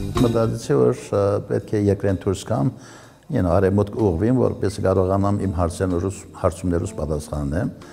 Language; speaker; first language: Armenian; early bilingual, heritage; Armenian